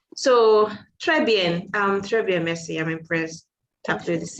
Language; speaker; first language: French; non-native, fluent; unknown